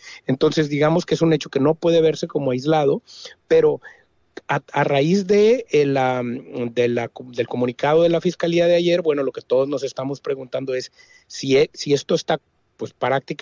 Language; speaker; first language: Spanish; native; Spanish